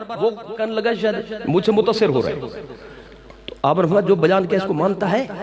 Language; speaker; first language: Urdu; non-native, local second language; Saraiki